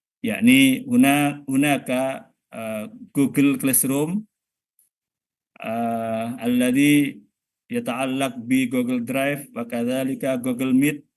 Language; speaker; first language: Arabic; non-native, fluent; Indonesian